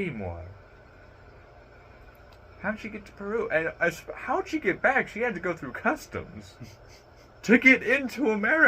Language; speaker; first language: English; native; English